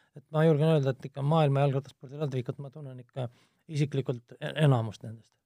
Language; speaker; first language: Estonian; native; Estonian